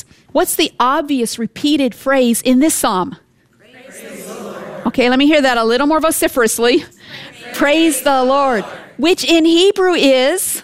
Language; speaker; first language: English; native; English